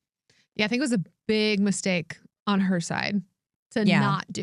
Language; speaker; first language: English; native; English